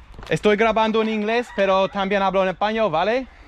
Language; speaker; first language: Spanish; non-native, fluent; English